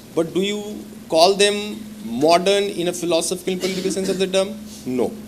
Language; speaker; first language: English; non-native, local second language; Marathi